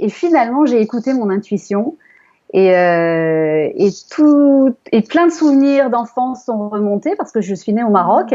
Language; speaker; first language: French; native; French